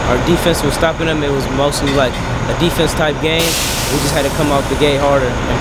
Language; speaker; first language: English; native; English